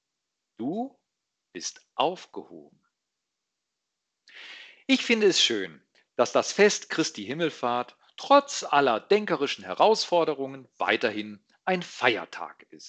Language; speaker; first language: German; native; German